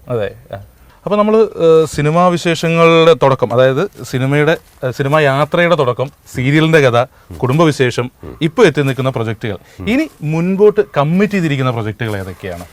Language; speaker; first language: Malayalam; native; Malayalam